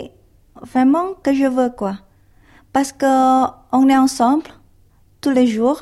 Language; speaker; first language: French; non-native, learner; Indonesian